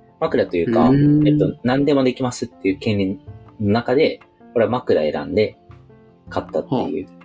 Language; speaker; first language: Japanese; native; Japanese